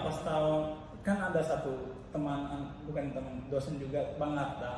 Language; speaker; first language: Indonesian; non-native, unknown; Malayalam